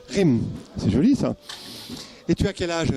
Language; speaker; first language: French; native; French